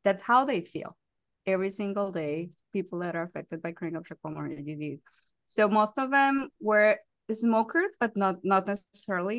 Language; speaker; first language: English; non-native, fluent; Spanish